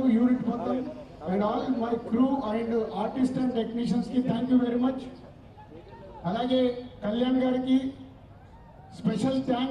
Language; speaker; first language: Telugu; native; Telugu